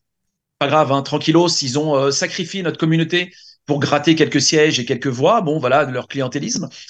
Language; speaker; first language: French; native; French